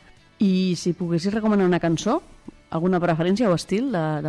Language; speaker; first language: Catalan; native; Catalan